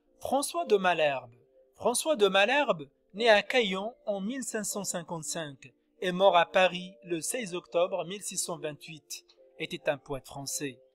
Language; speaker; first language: French; non-native, local second language; Arabic